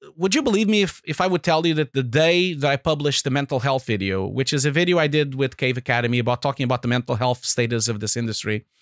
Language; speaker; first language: English; non-native, fluent; Portuguese